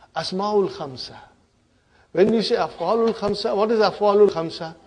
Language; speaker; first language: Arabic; non-native, fluent; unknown